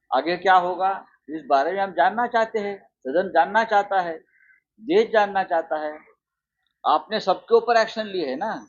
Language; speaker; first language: Hindi; non-native, local second language; Marathi